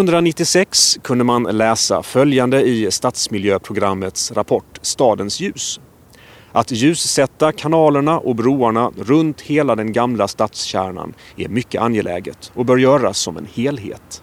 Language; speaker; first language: Swedish; native; Swedish